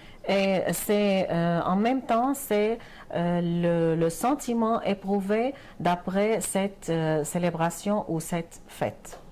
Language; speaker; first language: French; non-native, fluent; Arabic